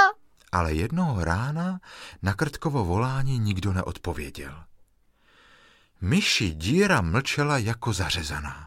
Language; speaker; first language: Czech; native; Czech